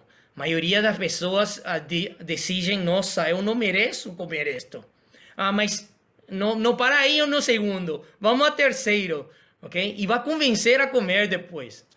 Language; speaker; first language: Portuguese; non-native, fluent; Spanish